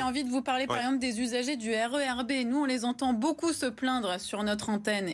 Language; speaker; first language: French; native; French